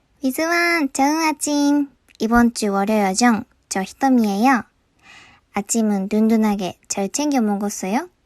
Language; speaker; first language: Korean; non-native, fluent; Japanese